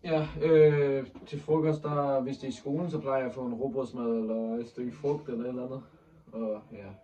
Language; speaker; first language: Danish; native; Danish